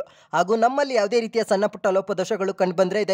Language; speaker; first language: Kannada; native; Kannada